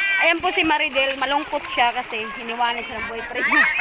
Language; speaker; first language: Filipino; non-native, local second language; Waray